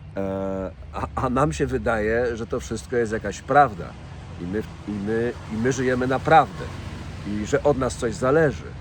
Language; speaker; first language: Polish; native; Polish